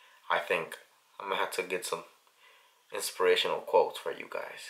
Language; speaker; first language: English; early bilingual, other home language; Spanish